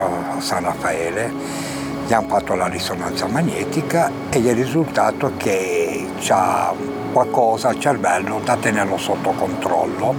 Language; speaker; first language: Italian; native; Italian